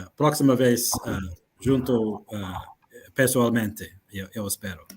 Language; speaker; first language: Portuguese; non-native, learner; English